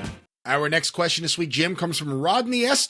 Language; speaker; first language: English; native; English